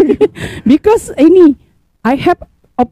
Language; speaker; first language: English; non-native, learner; Indonesian